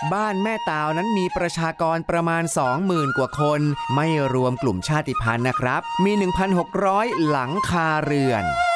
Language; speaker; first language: Thai; native; Thai